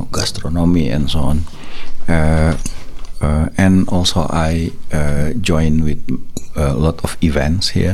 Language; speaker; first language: English; non-native, learner; Indonesian